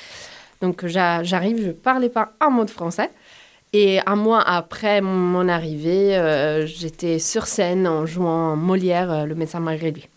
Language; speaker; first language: French; non-native, fluent; Italian